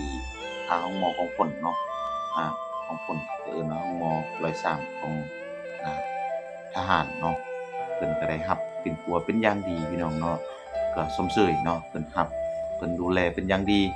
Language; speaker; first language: Thai; non-native, local second language; Lao